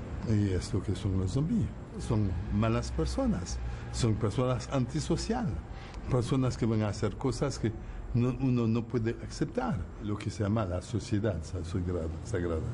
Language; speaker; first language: Spanish; non-native, fluent; Haitian Creole